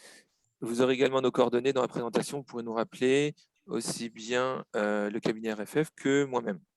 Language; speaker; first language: French; native; French